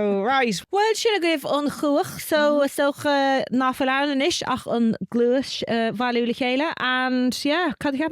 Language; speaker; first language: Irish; non-native, local second language; English